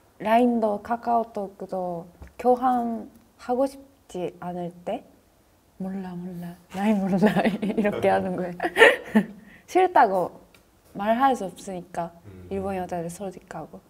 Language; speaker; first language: Korean; non-native, fluent; Japanese